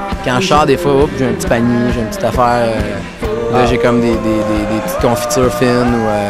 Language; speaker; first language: French; native; French